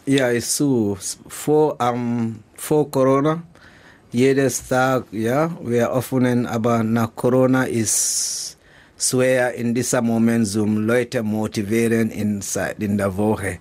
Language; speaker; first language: German; non-native, learner; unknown